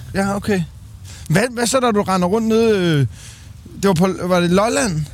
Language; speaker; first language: Danish; native; Danish